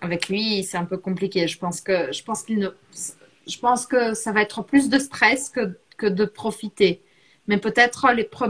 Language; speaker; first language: French; non-native, fluent; Portuguese